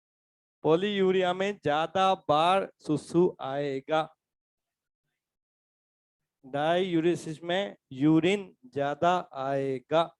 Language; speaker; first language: Hindi; native; Hindi